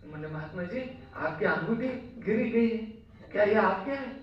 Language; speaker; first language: Hindi; non-native, local second language; Marathi